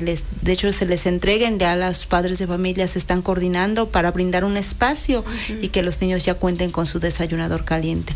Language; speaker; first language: Spanish; native; Spanish